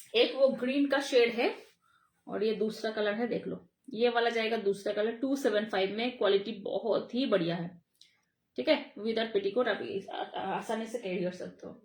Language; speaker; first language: Hindi; non-native, local second language; Bangla